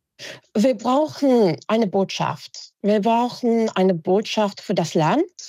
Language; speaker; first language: German; non-native, fluent; English